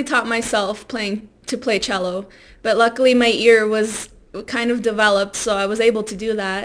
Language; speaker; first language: English; early bilingual, other home language; Spanish